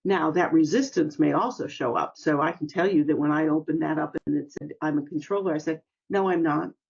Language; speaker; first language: English; native; English